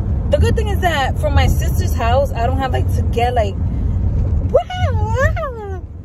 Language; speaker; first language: English; early bilingual, other home language; Spanish